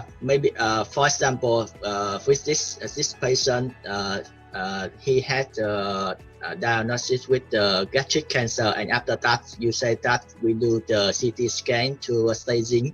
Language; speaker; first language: English; non-native, learner; Vietnamese